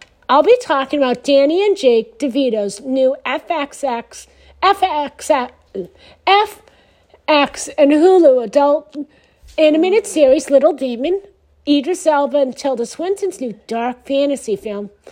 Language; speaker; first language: English; native; English